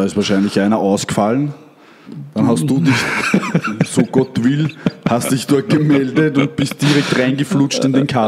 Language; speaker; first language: German; native; German